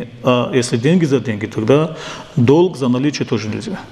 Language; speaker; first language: Russian; non-native, local second language; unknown